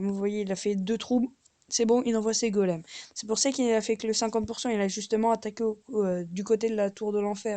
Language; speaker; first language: French; native; French